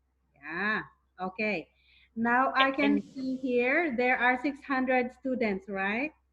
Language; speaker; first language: English; non-native, fluent; Thai